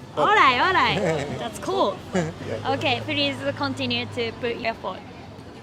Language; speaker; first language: English; non-native, learner; Japanese